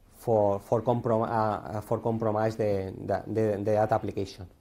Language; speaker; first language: English; non-native, learner; Spanish